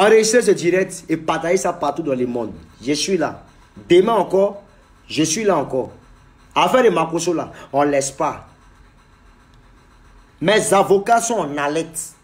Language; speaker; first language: French; native; French